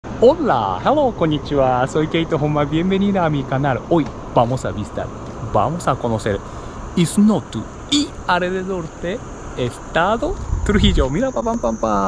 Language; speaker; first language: Spanish; non-native, learner; Japanese